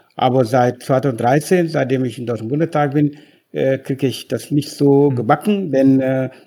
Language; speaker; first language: German; non-native, fluent; Wolof